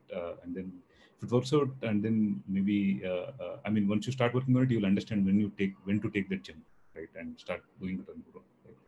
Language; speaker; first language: English; non-native, local second language; Telugu